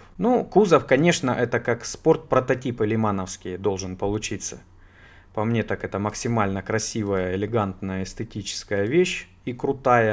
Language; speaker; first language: Russian; native; Russian